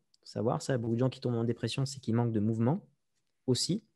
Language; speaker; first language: French; native; French